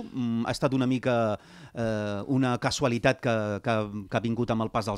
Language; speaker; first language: Catalan; native; Catalan